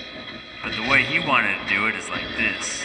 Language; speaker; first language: English; native; English